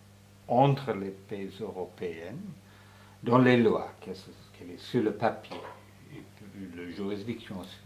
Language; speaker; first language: French; non-native, fluent; English